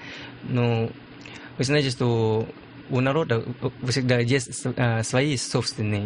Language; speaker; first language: Russian; non-native, learner; Lao